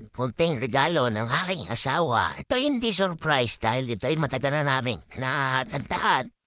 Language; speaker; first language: Filipino; non-native, local second language; Bikol